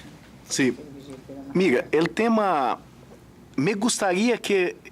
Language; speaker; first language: Spanish; non-native, fluent; Portuguese